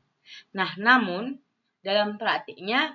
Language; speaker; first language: Indonesian; non-native, local second language; Balinese